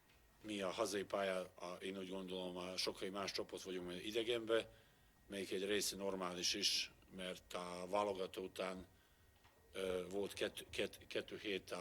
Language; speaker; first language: Hungarian; non-native, learner; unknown